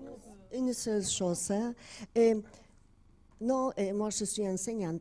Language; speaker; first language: French; non-native, fluent; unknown